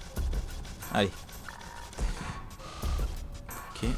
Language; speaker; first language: French; native; French